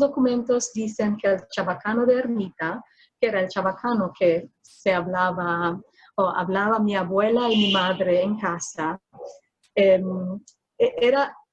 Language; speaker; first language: Spanish; non-native, fluent; Filipino